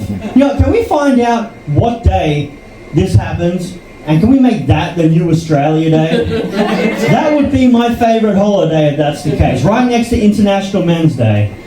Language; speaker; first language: English; native; English